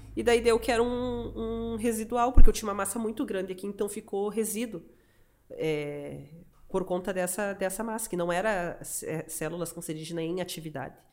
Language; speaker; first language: Portuguese; native; Portuguese